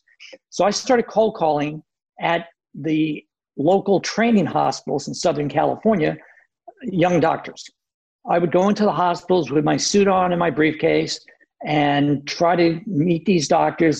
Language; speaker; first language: English; native; English